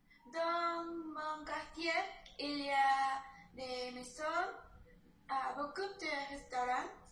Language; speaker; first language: French; non-native, learner; Spanish